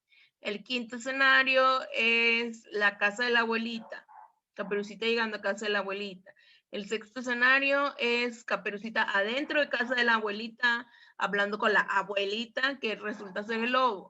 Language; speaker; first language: Spanish; native; Spanish